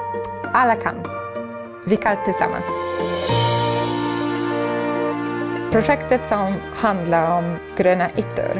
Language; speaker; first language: Swedish; non-native, fluent; Polish